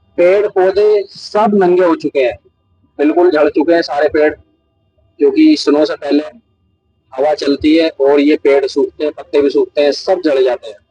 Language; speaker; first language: Hindi; native; Hindi